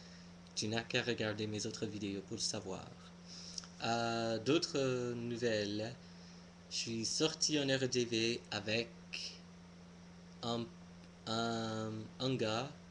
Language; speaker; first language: French; non-native, fluent; English